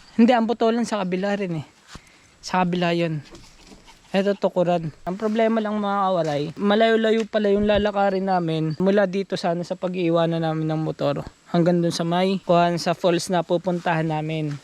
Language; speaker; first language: Filipino; native; Filipino